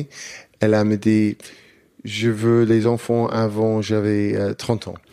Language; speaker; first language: French; non-native, fluent; English